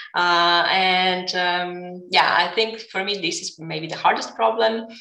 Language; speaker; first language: English; non-native, fluent; Greek